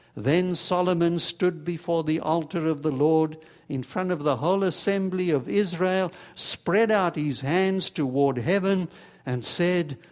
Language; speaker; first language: English; native; English